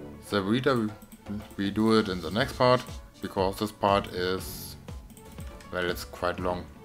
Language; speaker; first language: English; non-native, learner; German